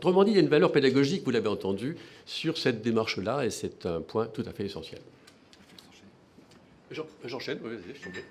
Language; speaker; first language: French; native; French